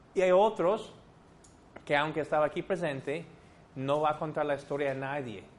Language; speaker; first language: Spanish; non-native, fluent; English